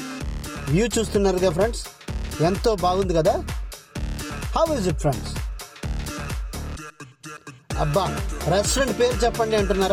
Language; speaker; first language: Telugu; native; Telugu